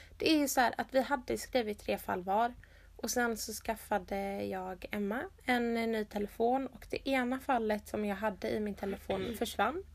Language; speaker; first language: Swedish; native; Swedish